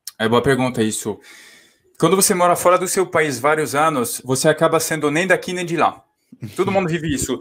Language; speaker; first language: Portuguese; non-native, fluent; French